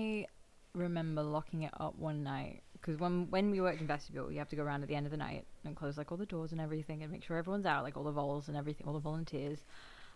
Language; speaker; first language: English; native; English